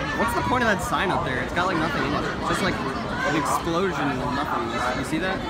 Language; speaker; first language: English; native; English